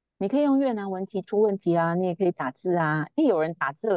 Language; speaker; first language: Chinese; native; Chinese